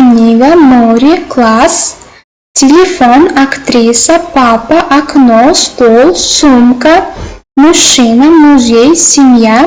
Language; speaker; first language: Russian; non-native, local second language; Uzbek